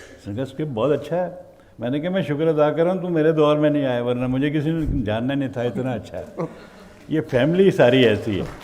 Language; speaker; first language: Urdu; native; Urdu